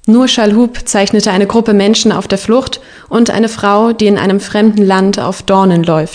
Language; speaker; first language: German; native; German